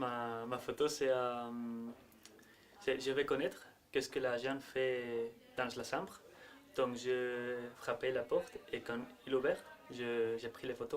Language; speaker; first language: French; non-native, learner; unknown